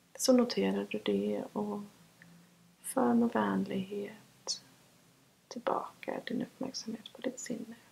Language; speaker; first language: Swedish; native; Swedish